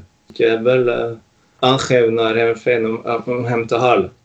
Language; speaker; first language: Dutch; non-native, fluent; Norwegian